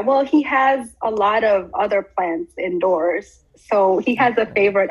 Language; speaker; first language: English; non-native, local second language; Filipino